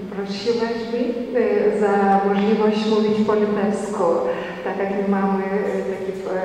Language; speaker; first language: Polish; non-native, learner; Lithuanian